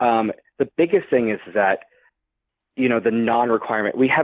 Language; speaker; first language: English; native; English